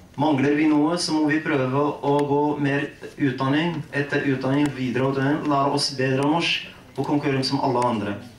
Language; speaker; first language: Norwegian; non-native, fluent; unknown